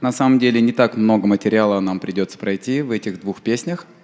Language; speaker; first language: Russian; native; Russian